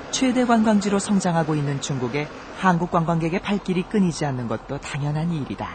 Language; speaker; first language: Korean; native; Korean